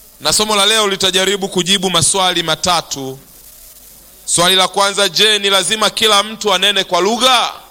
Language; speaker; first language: Swahili; native; Swahili